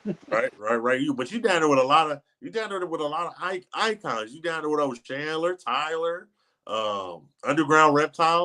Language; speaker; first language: English; native; English